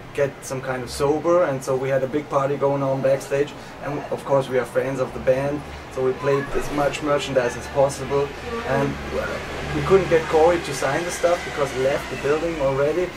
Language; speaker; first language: English; non-native, fluent; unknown